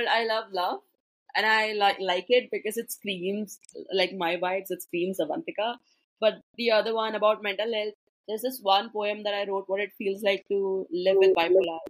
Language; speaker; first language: English; non-native, local second language; Hindi